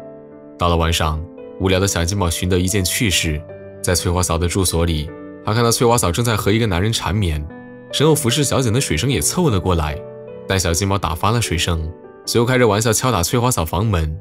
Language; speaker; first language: Chinese; native; Chinese